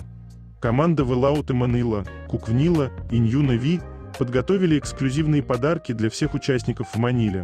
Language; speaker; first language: Russian; native; Russian